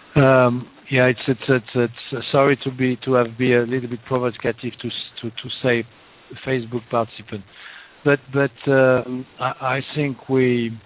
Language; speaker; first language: English; non-native, fluent; French